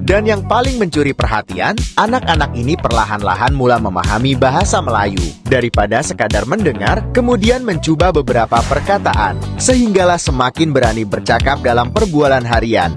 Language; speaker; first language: Malay; native; Malay